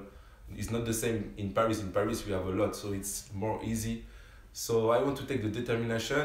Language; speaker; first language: English; non-native, learner; French